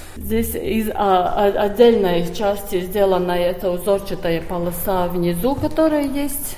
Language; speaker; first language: Russian; non-native, local second language; Latvian